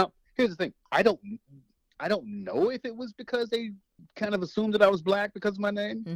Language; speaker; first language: English; native; English